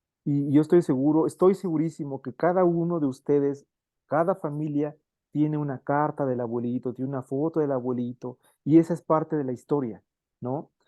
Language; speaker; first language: Spanish; native; Spanish